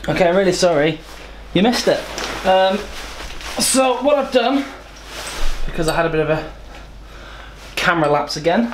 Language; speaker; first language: English; native; English